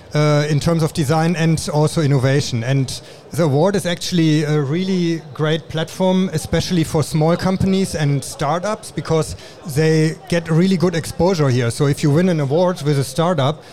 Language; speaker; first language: English; non-native, fluent; German